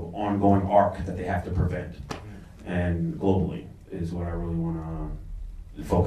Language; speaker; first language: English; native; English